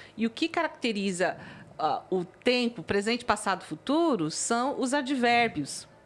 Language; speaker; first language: Portuguese; early bilingual, other home language; Chinese